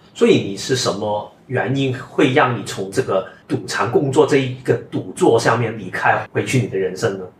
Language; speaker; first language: Chinese; non-native, local second language; Cantonese